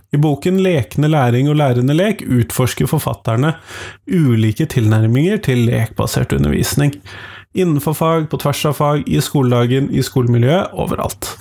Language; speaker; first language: Norwegian; native; Norwegian